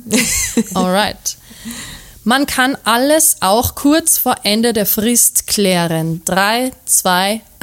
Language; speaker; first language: German; native; German